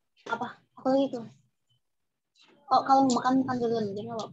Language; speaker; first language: Japanese; non-native, learner; Indonesian